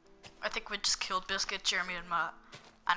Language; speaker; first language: English; native; English